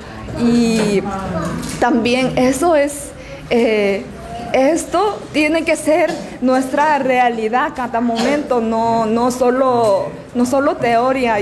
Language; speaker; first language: Spanish; non-native, learner; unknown